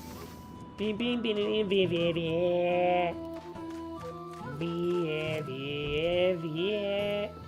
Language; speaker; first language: Japanese; native; Japanese